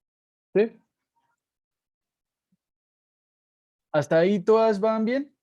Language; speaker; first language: Spanish; native; Spanish